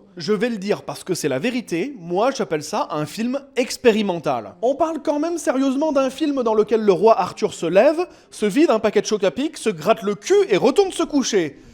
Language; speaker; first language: French; native; French